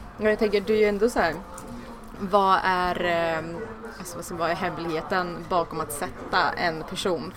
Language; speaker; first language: Swedish; native; Swedish